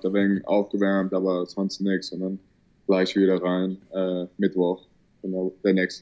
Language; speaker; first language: German; early bilingual, heritage; German